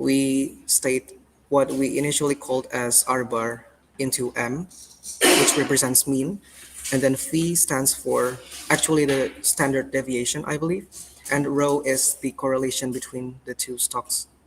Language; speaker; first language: English; non-native, fluent; Indonesian